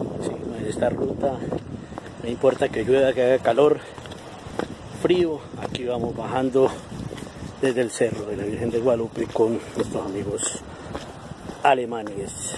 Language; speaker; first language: Spanish; native; Spanish